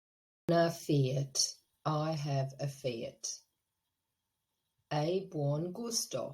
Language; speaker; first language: Italian; non-native, fluent; English